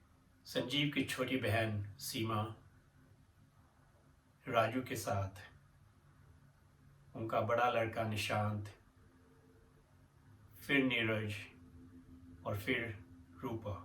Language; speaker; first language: Hindi; native; Hindi